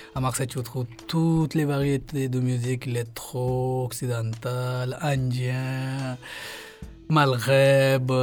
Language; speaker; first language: French; non-native, fluent; Hindi